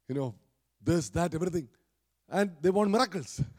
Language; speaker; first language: English; non-native, local second language; Malayalam